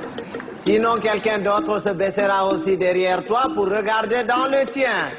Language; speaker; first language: French; non-native, local second language; Fula